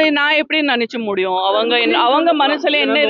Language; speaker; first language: Tamil; non-native, local second language; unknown